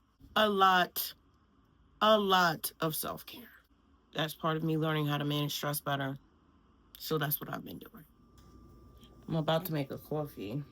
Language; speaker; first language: English; native; English